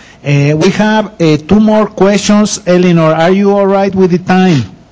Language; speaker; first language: English; non-native, fluent; Spanish